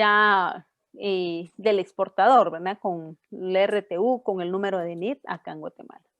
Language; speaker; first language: Spanish; native; Spanish